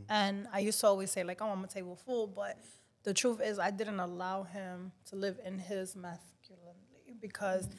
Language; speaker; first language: English; non-native, fluent; Spanish